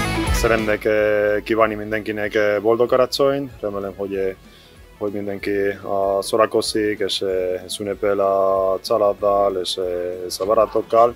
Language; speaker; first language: Hungarian; non-native, learner; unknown